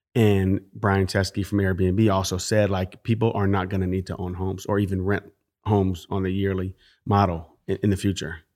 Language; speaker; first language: English; native; English